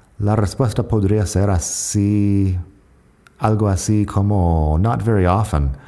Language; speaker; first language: Spanish; non-native, fluent; English